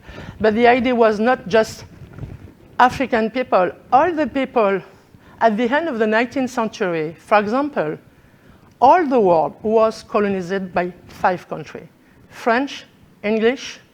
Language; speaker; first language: English; non-native, learner; French